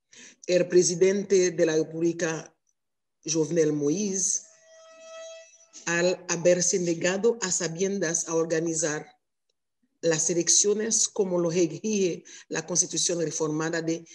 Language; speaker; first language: Spanish; non-native, learner; Haitian Creole